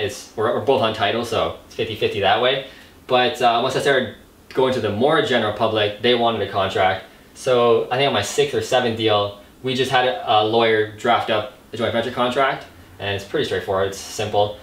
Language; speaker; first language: English; native; English